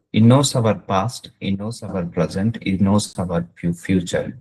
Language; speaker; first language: English; non-native, local second language; Telugu